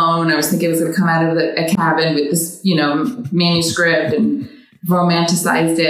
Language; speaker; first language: English; native; English